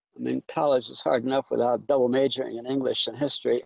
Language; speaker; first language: English; native; English